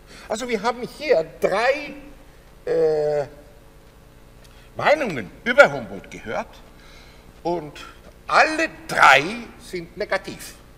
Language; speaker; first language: German; non-native, fluent; Turkish